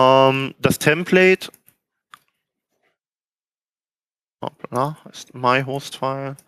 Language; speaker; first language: German; native; German